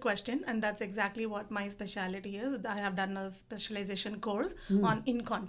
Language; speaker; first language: English; non-native, local second language; Tamil